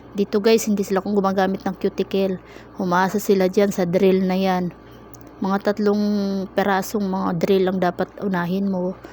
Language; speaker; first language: Filipino; non-native, local second language; Cebuano